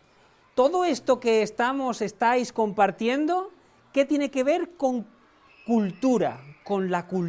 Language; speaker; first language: Spanish; native; Spanish